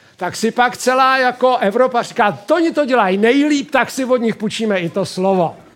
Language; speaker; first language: Czech; native; Czech